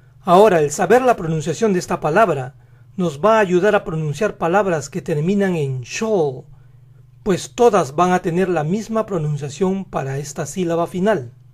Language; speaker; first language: Spanish; native; Spanish